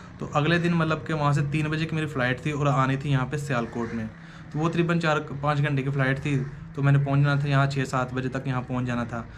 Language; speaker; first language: Urdu; non-native, local second language; Punjabi